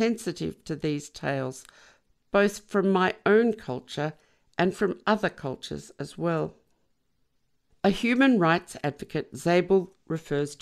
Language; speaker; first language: English; non-native, local second language; Yiddish